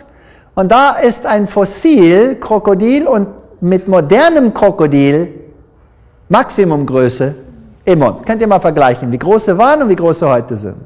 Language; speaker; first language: German; non-native, fluent; English